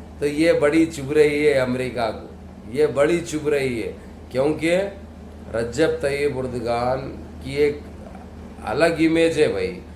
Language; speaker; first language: Urdu; native; Urdu